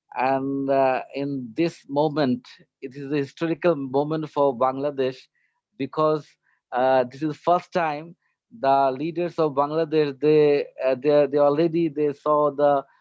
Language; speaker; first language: English; non-native, local second language; Bangla